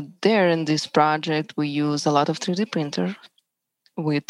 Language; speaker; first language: English; non-native, learner; Russian